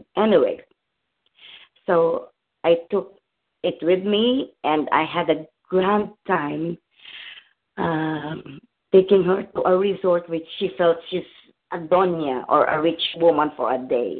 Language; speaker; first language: English; non-native, local second language; Filipino